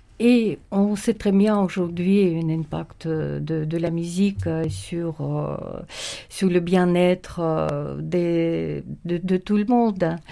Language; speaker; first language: French; non-native, fluent; Russian